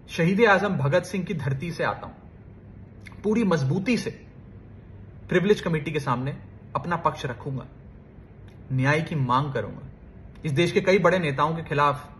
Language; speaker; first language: Hindi; native; Hindi